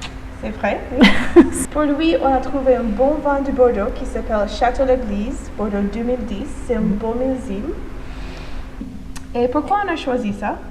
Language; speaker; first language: French; non-native, fluent; English